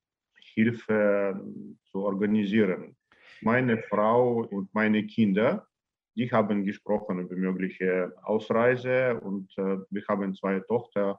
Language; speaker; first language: German; non-native, learner; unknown